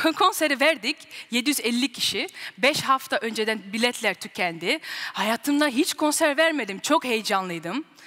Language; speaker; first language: Turkish; early bilingual, heritage; Turkish